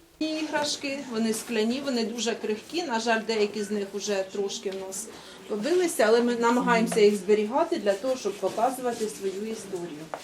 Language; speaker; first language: Ukrainian; native; Ukrainian